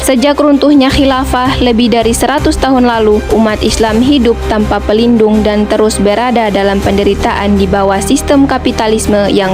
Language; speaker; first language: Indonesian; native; Indonesian